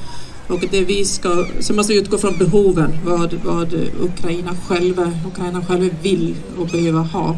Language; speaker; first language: Swedish; native; Swedish